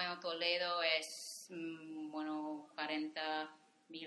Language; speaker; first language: Spanish; non-native, fluent; English